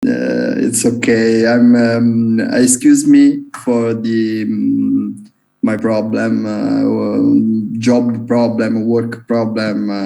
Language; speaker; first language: English; non-native, learner; Italian